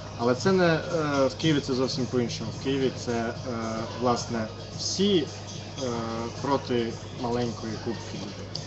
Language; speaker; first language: Ukrainian; native; Ukrainian